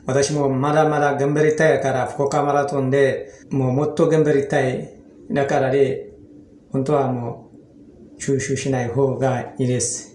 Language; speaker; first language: Japanese; non-native, fluent; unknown